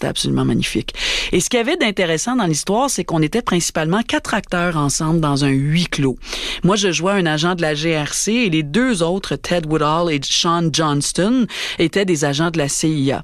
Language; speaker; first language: French; native; French